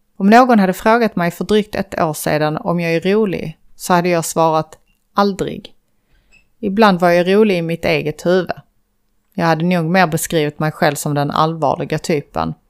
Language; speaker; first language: Swedish; early bilingual, other home language; Persian